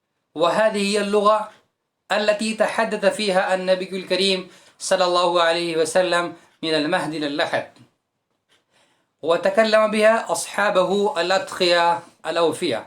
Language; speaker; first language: Arabic; non-native, fluent; Urdu